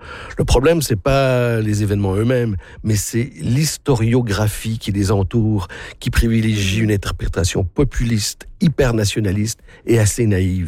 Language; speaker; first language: French; native; French